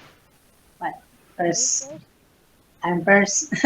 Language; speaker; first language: English; non-native, learner; Indonesian